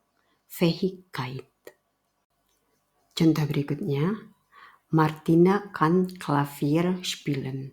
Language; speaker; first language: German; non-native, fluent; Indonesian